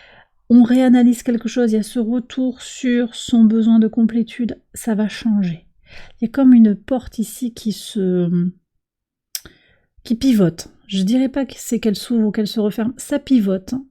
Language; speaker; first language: French; native; French